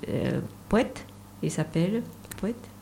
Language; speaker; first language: French; non-native, fluent; Japanese